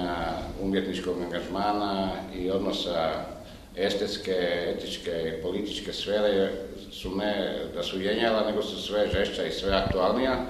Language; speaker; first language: Croatian; native; Croatian